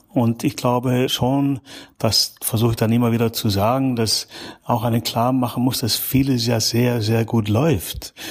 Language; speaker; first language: German; native; German